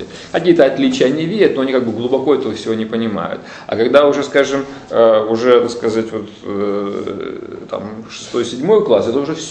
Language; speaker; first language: Russian; native; Russian